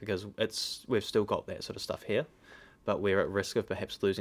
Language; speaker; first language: English; native; English